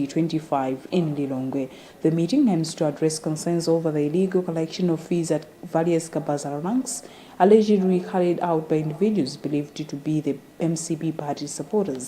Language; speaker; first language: English; non-native, local second language; Nyanja